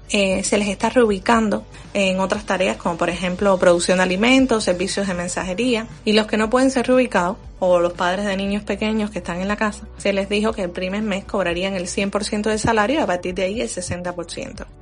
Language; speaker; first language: Spanish; native; Spanish